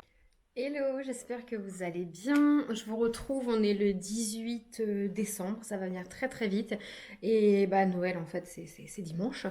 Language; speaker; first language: French; native; French